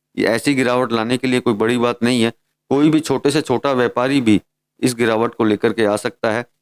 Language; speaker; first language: Hindi; native; Hindi